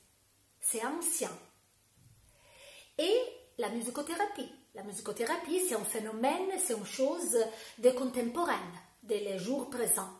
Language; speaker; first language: French; non-native, fluent; Italian